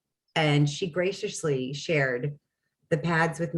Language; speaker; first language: English; native; English